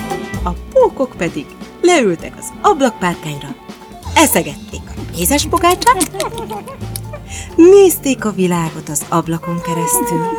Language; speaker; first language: Hungarian; native; Hungarian